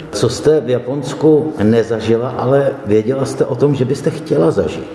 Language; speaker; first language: Czech; native; Czech